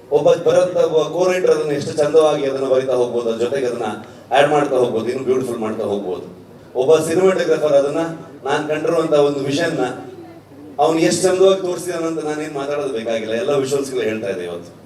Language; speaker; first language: Kannada; native; Kannada